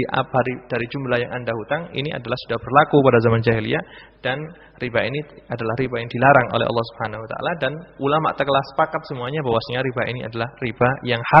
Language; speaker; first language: Indonesian; native; Indonesian